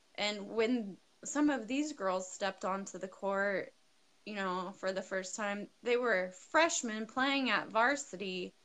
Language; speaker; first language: English; native; English